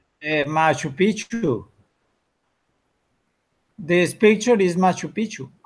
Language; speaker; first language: English; non-native, learner; Spanish